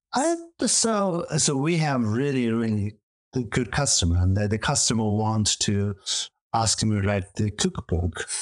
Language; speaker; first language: English; non-native, learner; Chinese